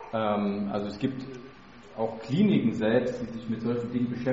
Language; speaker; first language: German; native; German